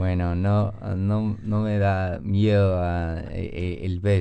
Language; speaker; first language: Spanish; non-native, learner; English